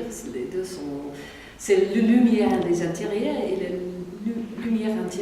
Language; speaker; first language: French; non-native, learner; English